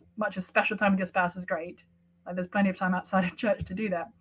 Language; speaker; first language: English; native; English